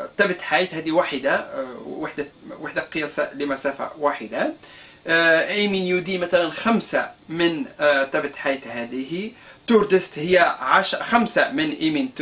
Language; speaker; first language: Arabic; non-native, local second language; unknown